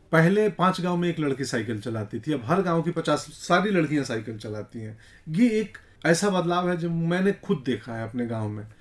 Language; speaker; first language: Hindi; native; Hindi